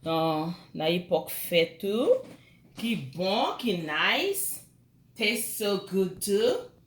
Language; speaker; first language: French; non-native, learner; Haitian Creole